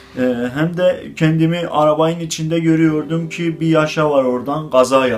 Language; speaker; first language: Turkish; non-native, fluent; Azerbaijani